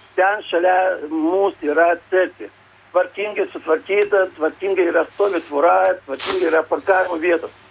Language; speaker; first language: Lithuanian; non-native, local second language; Russian